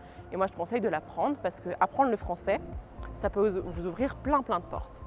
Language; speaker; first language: French; native; French